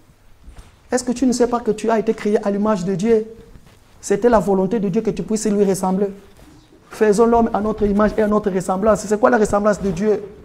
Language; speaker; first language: French; non-native, local second language; Lingala